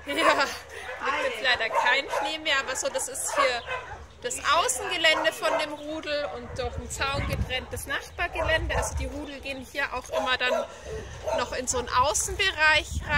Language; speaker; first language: German; native; German